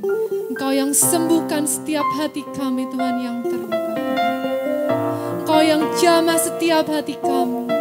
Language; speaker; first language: Indonesian; native; Indonesian